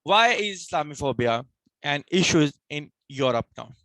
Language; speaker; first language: English; non-native, local second language; Urdu